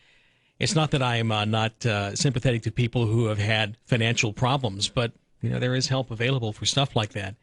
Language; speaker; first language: English; native; English